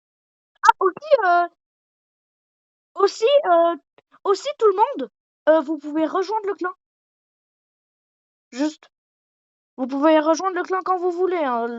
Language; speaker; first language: French; native; French